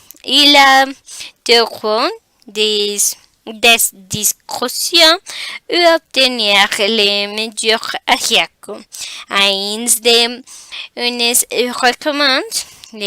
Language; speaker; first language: French; non-native, learner; Spanish